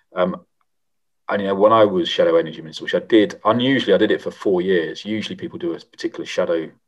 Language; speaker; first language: English; native; English